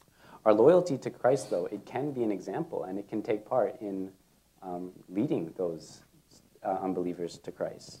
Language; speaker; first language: English; native; English